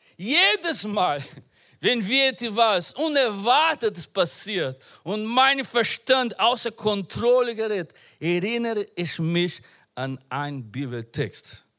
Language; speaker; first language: German; non-native, learner; Portuguese